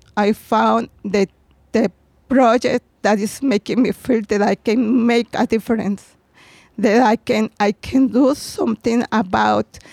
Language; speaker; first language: English; non-native, fluent; Spanish